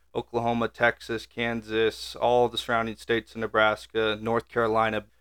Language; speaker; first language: English; native; English